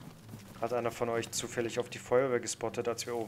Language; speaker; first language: German; native; German